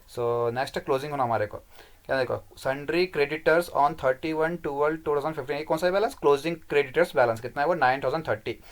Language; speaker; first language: Hindi; non-native, local second language; Kannada